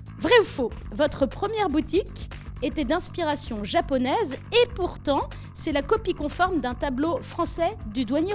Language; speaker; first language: French; native; French